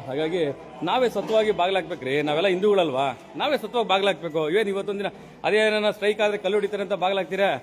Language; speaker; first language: Kannada; native; Kannada